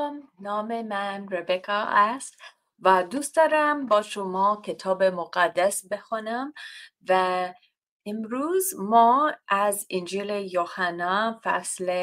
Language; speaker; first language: Persian; non-native, fluent; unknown